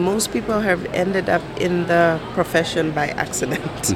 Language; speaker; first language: English; non-native, local second language; Bemba